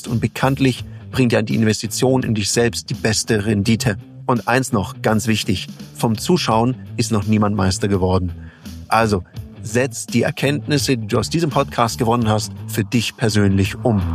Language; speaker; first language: German; native; German